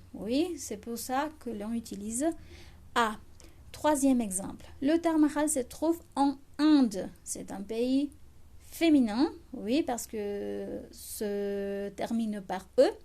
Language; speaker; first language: French; non-native, fluent; Spanish